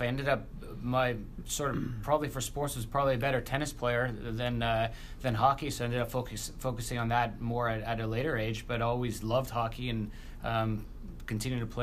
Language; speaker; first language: English; native; English